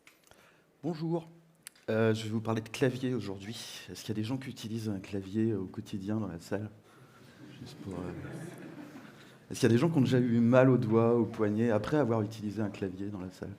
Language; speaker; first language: French; native; French